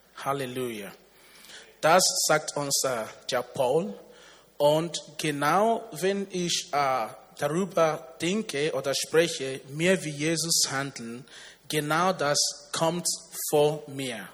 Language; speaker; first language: German; non-native, learner; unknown